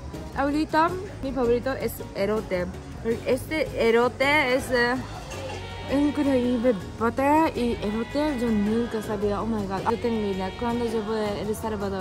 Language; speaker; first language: Spanish; non-native, learner; Japanese